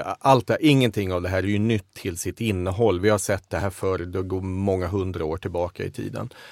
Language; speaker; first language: Swedish; native; Swedish